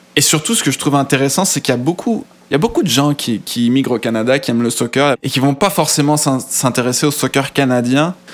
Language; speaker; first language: French; native; French